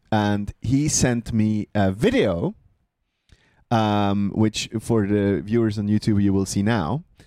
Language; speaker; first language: English; non-native, fluent; Swiss German